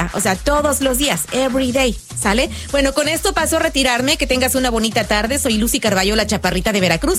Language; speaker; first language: Spanish; native; Spanish